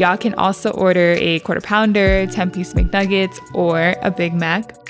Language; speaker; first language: English; early bilingual, other home language; Spanish